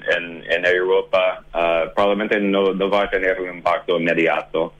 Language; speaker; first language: Spanish; non-native, fluent; English